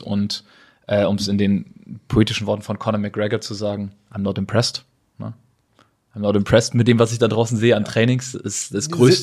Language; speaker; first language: German; native; German